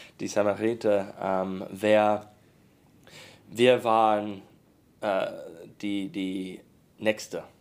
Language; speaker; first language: German; non-native, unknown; English